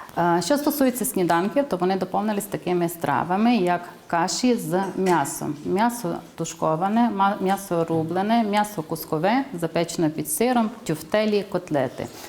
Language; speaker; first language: Ukrainian; native; Ukrainian